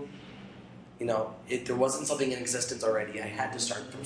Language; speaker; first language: English; native; English